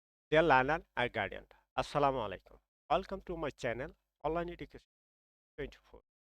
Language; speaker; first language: English; non-native, local second language; Bangla